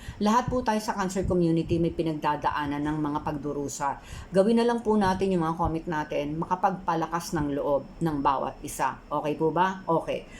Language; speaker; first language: Filipino; native; Filipino